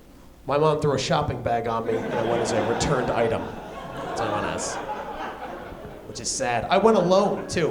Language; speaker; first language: English; native; English